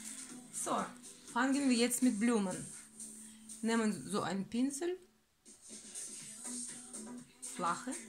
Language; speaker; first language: German; non-native, learner; Russian